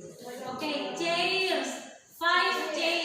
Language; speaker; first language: English; non-native, learner; Indonesian